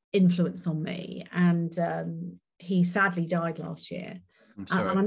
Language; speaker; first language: English; native; English